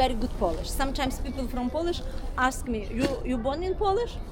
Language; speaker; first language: English; non-native, learner; Ukrainian